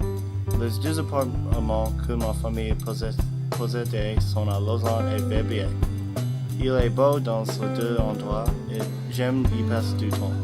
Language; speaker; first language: French; non-native, learner; English